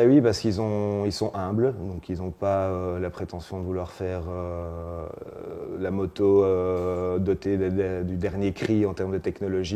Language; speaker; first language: French; native; French